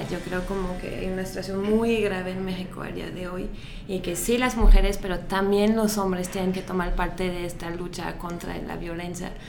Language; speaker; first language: Spanish; non-native, fluent; French